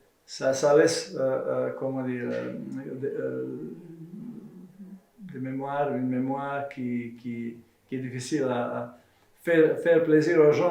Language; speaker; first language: French; non-native, fluent; Serbian